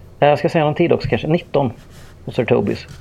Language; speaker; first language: Swedish; native; Swedish